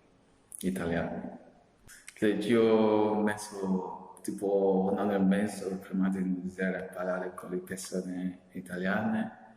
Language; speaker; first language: Italian; non-native, fluent; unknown